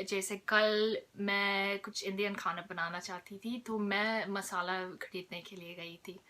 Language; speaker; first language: Hindi; non-native, fluent; English